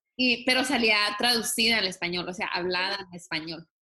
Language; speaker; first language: Spanish; early bilingual, heritage; Spanish